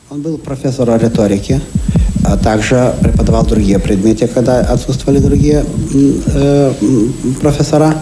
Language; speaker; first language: Russian; native; Russian